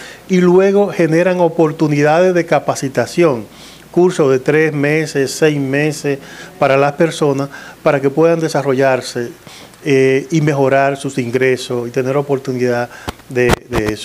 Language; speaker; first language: Spanish; native; Spanish